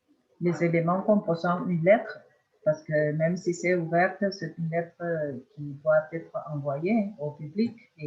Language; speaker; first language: French; non-native, fluent; Spanish